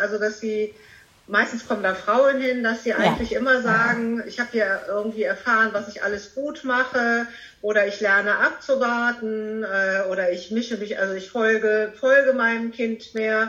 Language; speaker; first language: German; native; German